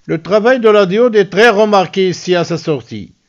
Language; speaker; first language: French; non-native, local second language; Arabic